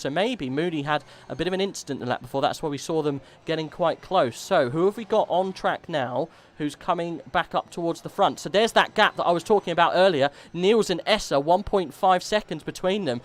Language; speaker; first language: English; native; English